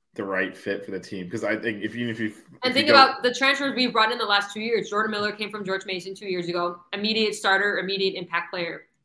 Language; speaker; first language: English; native; English